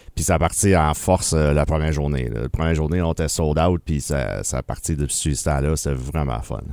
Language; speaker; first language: French; native; French